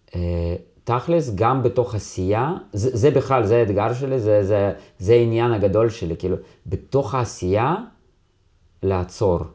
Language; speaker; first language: Hebrew; non-native, fluent; Russian